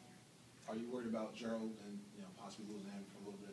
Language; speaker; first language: English; native; English